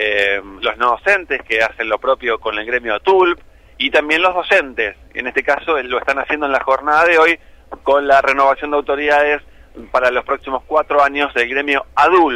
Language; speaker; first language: Spanish; native; Spanish